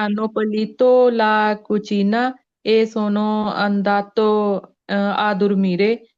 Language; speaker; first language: Italian; non-native, learner; Punjabi